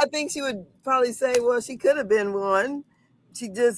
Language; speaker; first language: English; native; English